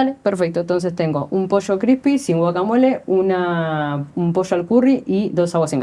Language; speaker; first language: Spanish; native; Spanish